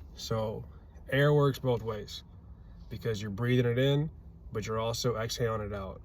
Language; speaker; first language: English; native; English